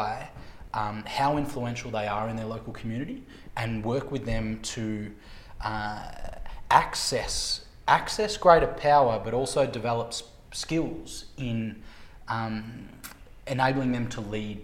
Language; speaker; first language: English; native; English